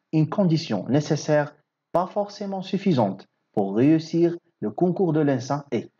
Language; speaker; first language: French; non-native, local second language; Arabic